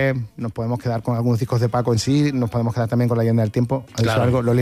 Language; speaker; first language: Spanish; native; Spanish